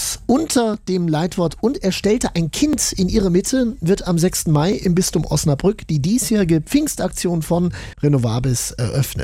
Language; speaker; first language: German; native; German